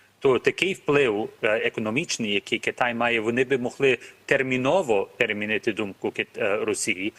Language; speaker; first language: Ukrainian; early bilingual, heritage; Ukrainian